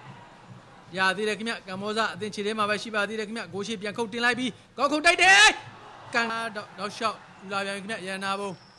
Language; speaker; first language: Burmese; native; Burmese